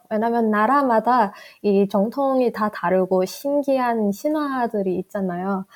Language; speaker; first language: Korean; non-native, fluent; Burmese